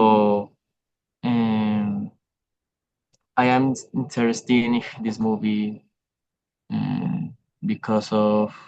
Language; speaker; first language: English; non-native, learner; Spanish